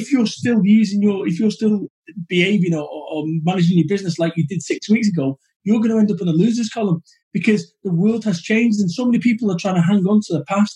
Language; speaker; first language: English; native; English